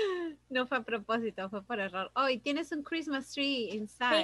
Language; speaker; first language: Spanish; native; Spanish